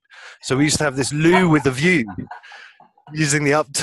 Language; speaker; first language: English; native; English